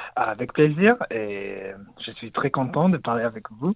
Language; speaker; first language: French; non-native, learner; Hebrew